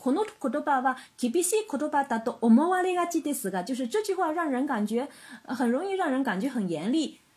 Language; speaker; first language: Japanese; non-native, fluent; Chinese